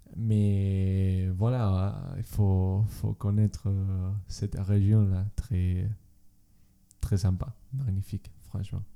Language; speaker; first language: French; non-native, learner; Spanish